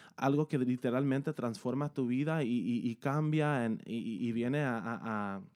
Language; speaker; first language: Spanish; early bilingual, heritage; Spanish